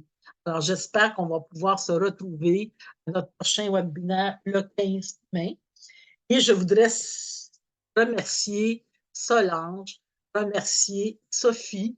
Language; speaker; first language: French; native; French